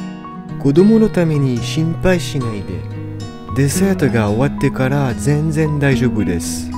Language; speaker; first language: Japanese; non-native, learner; French